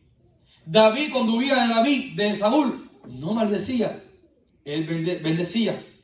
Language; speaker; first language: Spanish; native; Spanish